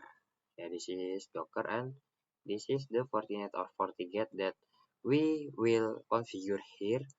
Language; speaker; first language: English; non-native, learner; Indonesian